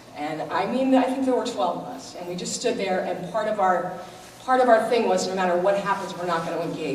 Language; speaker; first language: English; native; English